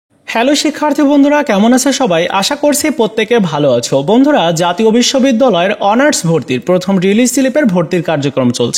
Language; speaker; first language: Bangla; native; Bangla